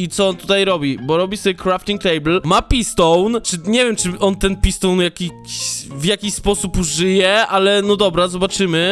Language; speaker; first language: Polish; native; Polish